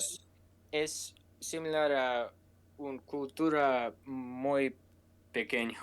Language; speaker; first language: Spanish; non-native, learner; English